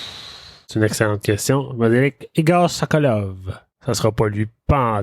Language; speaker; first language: French; native; French